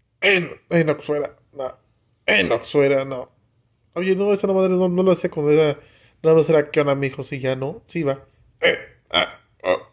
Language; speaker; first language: Spanish; native; Spanish